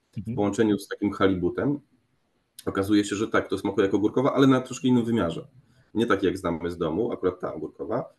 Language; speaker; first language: Polish; native; Polish